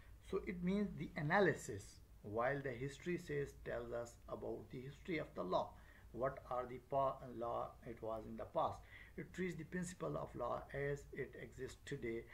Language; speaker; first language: English; non-native, local second language; Northern Hindko